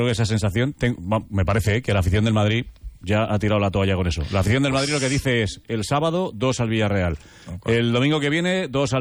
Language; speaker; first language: Spanish; native; Spanish